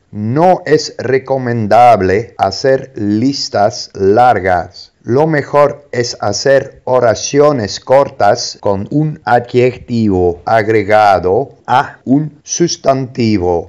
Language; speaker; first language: Spanish; non-native, fluent; Dutch